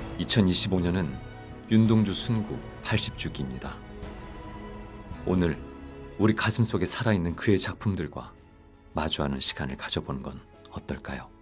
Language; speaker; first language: Korean; native; Korean